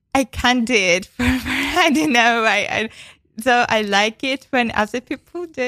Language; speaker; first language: English; non-native, fluent; Ukrainian